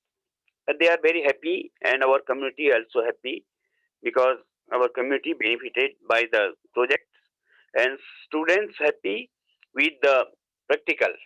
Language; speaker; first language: English; non-native, learner; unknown